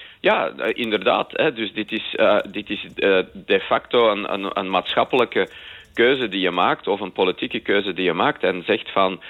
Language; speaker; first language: Dutch; native; Dutch